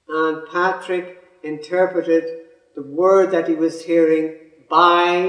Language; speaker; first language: English; native; English